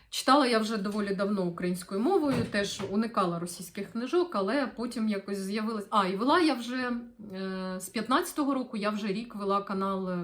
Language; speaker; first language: Ukrainian; non-native, local second language; Russian